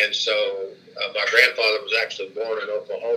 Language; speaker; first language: English; native; English